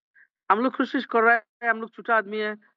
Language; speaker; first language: Hindi; non-native, learner; Bangla